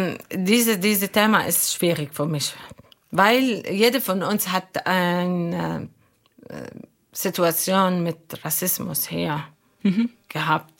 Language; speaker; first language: German; non-native, learner; Arabic